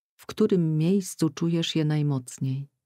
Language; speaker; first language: Polish; native; Polish